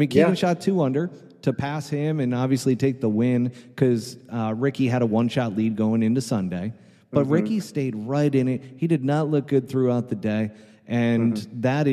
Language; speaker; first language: English; native; English